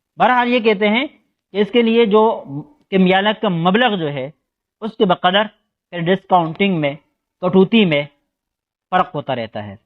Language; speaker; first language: Urdu; non-native, local second language; Pashto